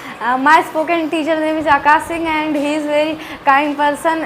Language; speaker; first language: English; non-native, learner; Hindi